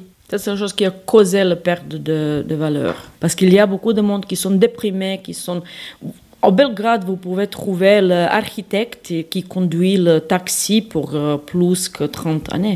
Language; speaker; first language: French; non-native, fluent; Serbian